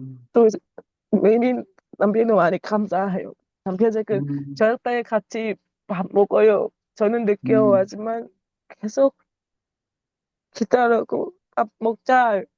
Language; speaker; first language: Korean; non-native, learner; Thai